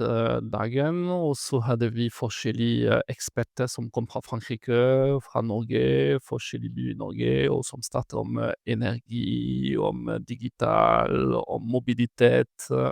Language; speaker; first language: Norwegian; non-native, fluent; French